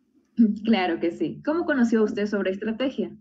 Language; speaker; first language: Spanish; native; Spanish